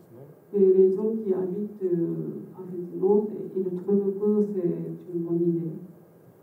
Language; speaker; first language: French; non-native, fluent; Japanese